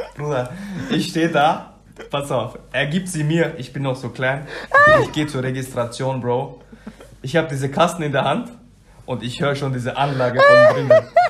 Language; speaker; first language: German; early bilingual, other home language; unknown